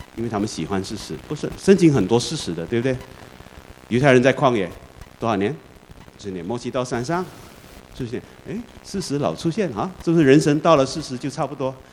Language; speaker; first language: Chinese; native; Chinese